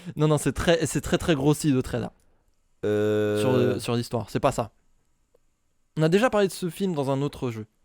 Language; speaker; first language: French; native; French